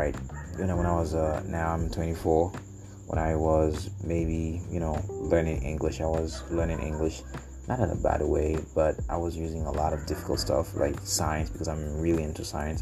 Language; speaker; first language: English; non-native, fluent; Haitian Creole